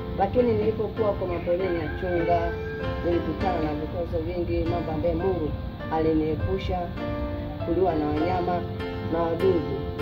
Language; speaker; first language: Swahili; non-native, local second language; Masai